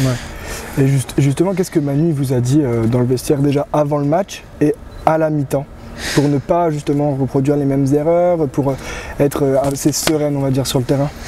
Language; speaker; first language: French; native; French